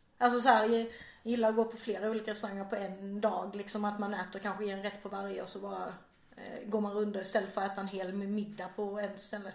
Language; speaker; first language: Swedish; native; Swedish